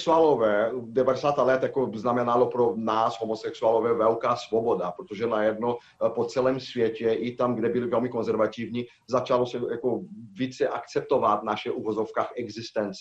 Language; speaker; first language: Czech; non-native, fluent; Portuguese